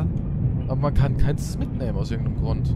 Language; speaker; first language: German; native; German